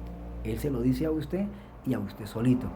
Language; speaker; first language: Spanish; native; Spanish